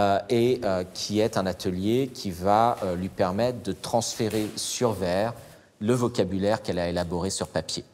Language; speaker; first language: French; native; French